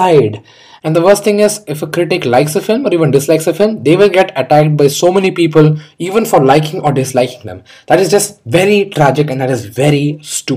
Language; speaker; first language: English; non-native, local second language; Hindi